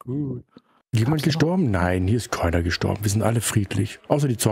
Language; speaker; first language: German; native; German